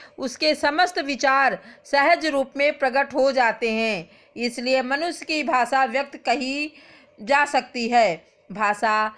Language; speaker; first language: Hindi; native; Hindi